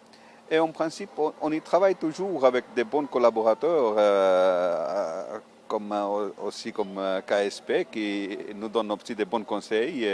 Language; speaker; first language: French; non-native, fluent; Italian